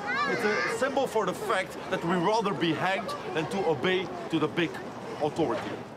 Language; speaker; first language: English; non-native, fluent; Dutch